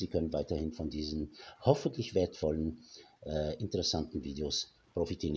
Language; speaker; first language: German; non-native, fluent; Arabic